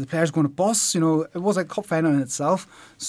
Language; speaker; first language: English; native; English